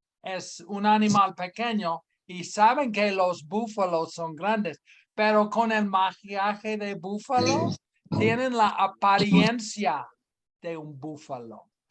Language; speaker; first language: Spanish; non-native, fluent; English